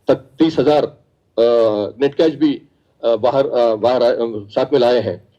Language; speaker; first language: Hindi; non-native, local second language; Telugu